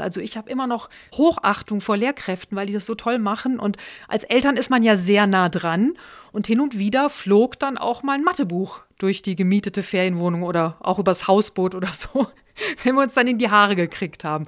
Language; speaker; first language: German; native; German